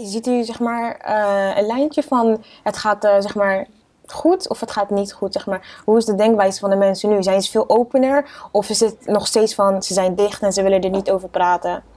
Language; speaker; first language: Dutch; native; Dutch